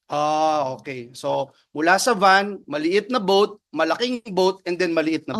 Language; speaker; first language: Filipino; native; Filipino